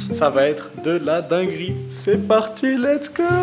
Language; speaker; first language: French; native; French